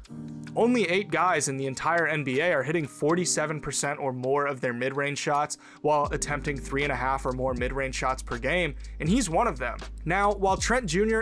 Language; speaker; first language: English; native; English